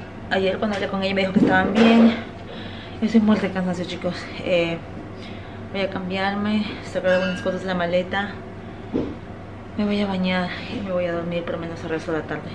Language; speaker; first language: Spanish; native; Spanish